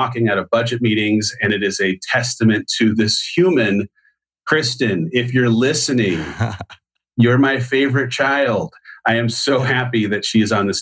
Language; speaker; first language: English; native; English